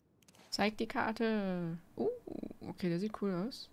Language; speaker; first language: German; native; German